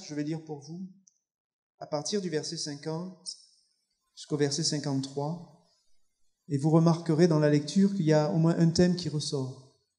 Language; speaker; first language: French; native; French